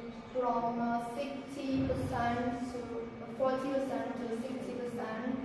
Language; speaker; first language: English; non-native, learner; Vietnamese